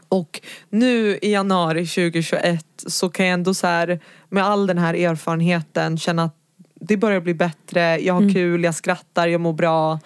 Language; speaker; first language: Swedish; early bilingual, other home language; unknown